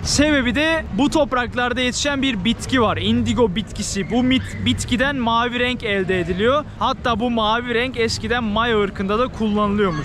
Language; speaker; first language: Turkish; native; Turkish